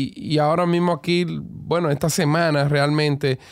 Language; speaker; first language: Spanish; native; Spanish